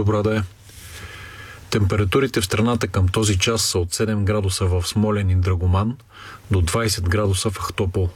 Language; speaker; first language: Bulgarian; native; Bulgarian